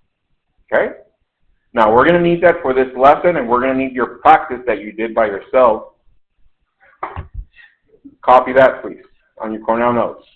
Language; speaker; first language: English; native; English